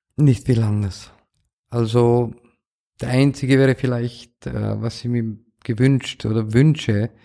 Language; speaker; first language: German; non-native, fluent; Romanian